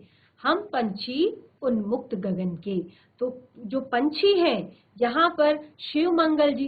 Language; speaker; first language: Hindi; native; Hindi